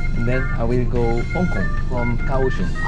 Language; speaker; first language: English; non-native, learner; Korean